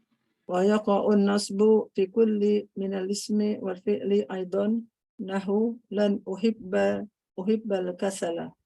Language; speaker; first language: Arabic; non-native, learner; Indonesian